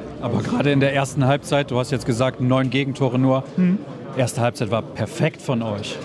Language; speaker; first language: German; native; German